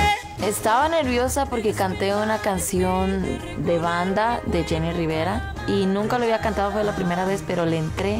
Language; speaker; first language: Spanish; early bilingual, heritage; Spanish